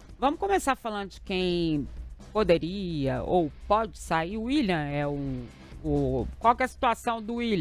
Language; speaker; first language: Portuguese; native; Portuguese